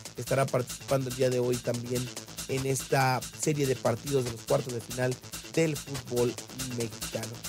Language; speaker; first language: Spanish; native; Spanish